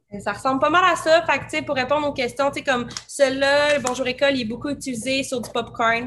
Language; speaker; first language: French; native; French